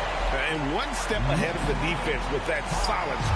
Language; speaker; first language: English; native; English